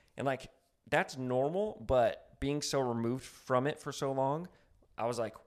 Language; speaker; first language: English; native; English